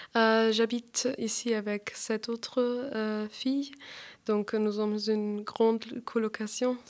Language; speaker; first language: French; non-native, learner; German